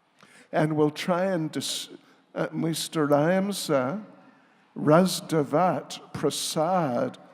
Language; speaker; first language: Russian; non-native, learner; English